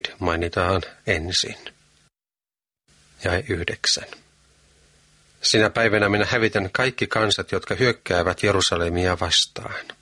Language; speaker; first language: Finnish; native; Finnish